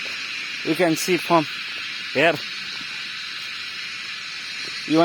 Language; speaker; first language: English; non-native, learner; Nepali